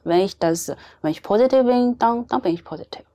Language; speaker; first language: German; non-native, fluent; Chinese